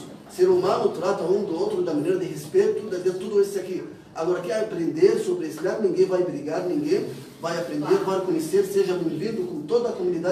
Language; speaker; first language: Portuguese; non-native, fluent; Arabic